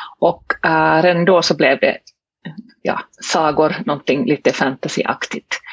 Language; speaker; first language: Swedish; native; Swedish